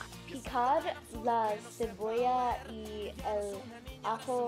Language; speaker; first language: Spanish; non-native, learner; English